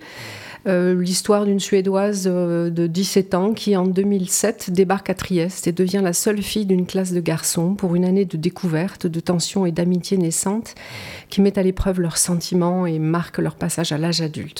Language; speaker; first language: French; native; French